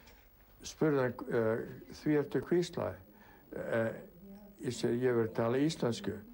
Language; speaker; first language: Icelandic; early bilingual, heritage; Icelandic